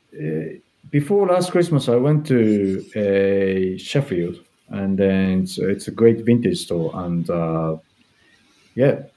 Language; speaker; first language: English; non-native, fluent; Japanese